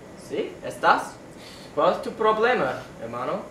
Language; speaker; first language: Spanish; non-native, learner; English